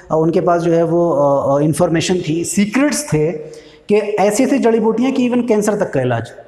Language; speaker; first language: Hindi; native; Hindi